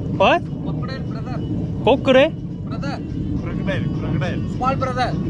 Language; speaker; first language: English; non-native, learner; Korean